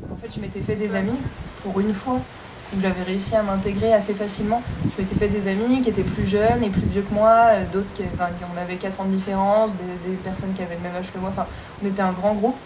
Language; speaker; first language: French; native; French